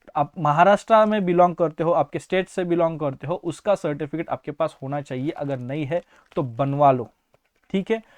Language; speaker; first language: Hindi; non-native, local second language; Marathi